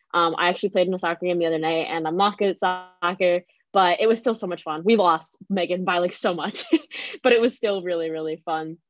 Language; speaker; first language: English; native; English